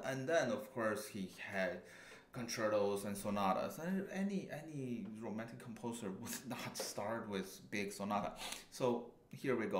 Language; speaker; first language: English; non-native, fluent; Chinese